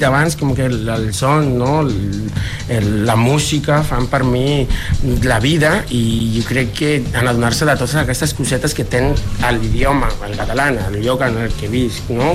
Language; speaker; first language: Catalan; non-native, fluent; Spanish